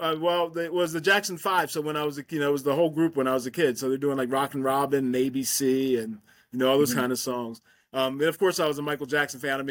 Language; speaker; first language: English; native; English